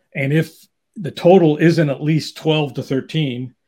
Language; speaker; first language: English; native; English